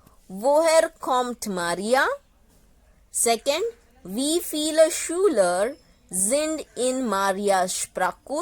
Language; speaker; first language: German; non-native, fluent; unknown